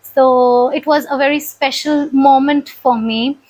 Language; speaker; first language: English; non-native, local second language; Punjabi